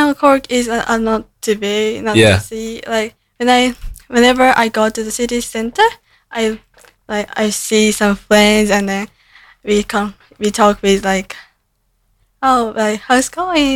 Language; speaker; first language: English; non-native, learner; Japanese